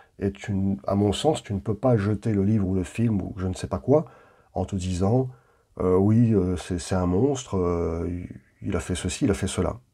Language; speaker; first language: French; native; French